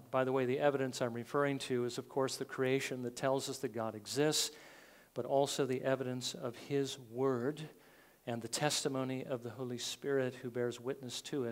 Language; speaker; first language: English; native; English